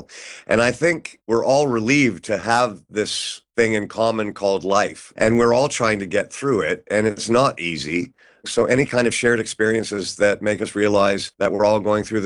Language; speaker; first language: English; native; English